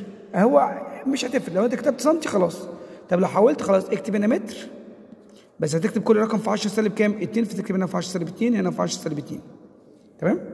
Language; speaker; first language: Arabic; native; Arabic